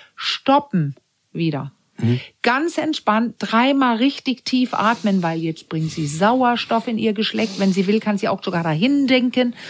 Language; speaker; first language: German; non-native, fluent; Danish